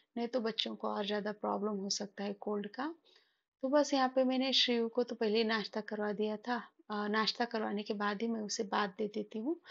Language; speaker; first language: Hindi; non-native, local second language; Marathi